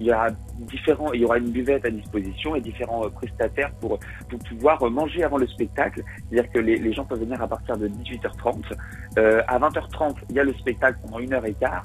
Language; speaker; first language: French; native; French